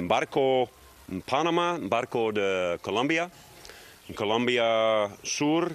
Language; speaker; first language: Portuguese; non-native, learner; Dutch